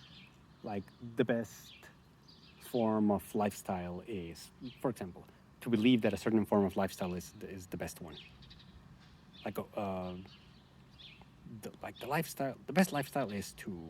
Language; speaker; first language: English; non-native, fluent; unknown